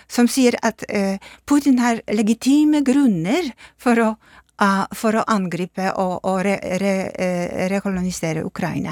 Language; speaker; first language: Norwegian; non-native, fluent; Polish